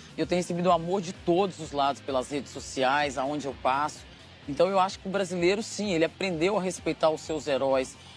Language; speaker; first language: Portuguese; native; Portuguese